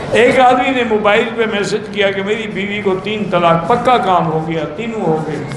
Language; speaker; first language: Urdu; native; Urdu